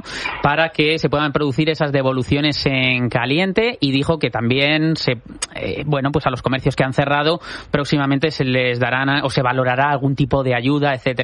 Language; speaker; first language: Spanish; native; Spanish